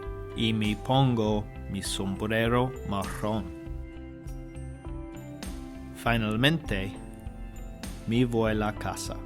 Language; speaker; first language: Spanish; non-native, learner; English